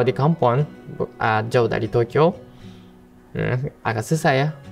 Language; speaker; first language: Indonesian; non-native, fluent; Japanese